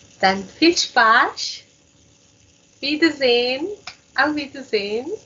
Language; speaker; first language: German; non-native, fluent; Hindi